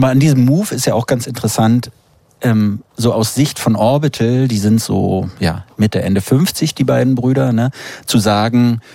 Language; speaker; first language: German; native; German